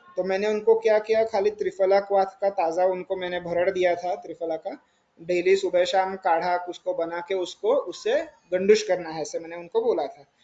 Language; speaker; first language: Hindi; non-native, local second language; Marathi